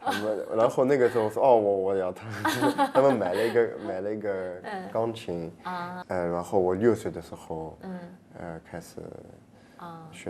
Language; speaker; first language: Chinese; early bilingual, heritage; French